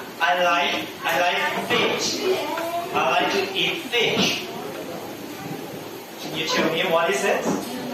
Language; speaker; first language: English; non-native, learner; Thai